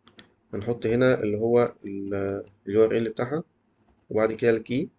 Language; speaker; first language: Arabic; native; Arabic